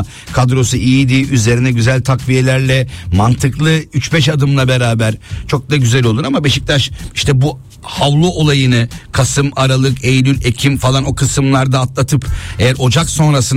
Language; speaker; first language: Turkish; native; Turkish